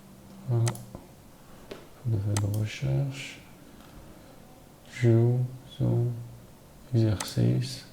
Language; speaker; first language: French; non-native, learner; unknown